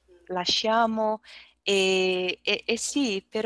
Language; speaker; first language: Italian; non-native, learner; Portuguese